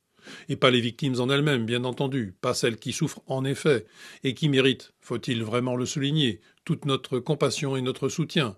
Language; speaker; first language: French; native; French